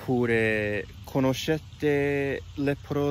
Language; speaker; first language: Italian; non-native, learner; English